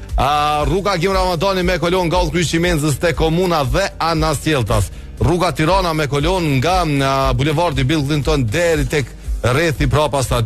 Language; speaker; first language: Albanian; native; Albanian